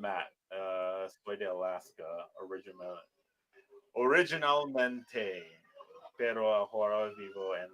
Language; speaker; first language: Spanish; non-native, learner; English